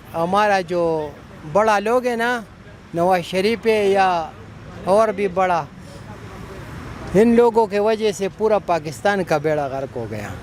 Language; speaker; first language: Hindi; non-native, local second language; Pashto